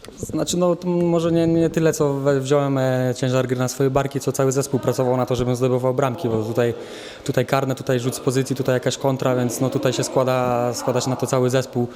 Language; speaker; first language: Polish; native; Polish